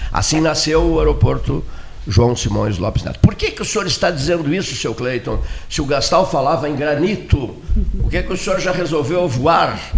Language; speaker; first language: Portuguese; native; Portuguese